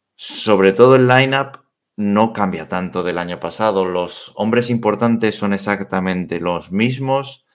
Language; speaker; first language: Spanish; native; Spanish